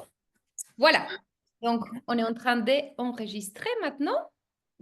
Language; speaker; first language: French; non-native, fluent; Spanish